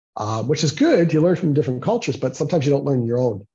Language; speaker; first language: English; native; English